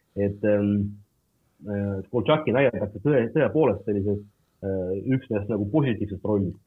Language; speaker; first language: Estonian; non-native, local second language; Russian